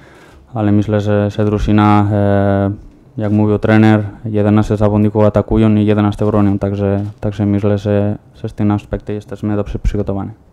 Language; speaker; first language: Polish; non-native, learner; Spanish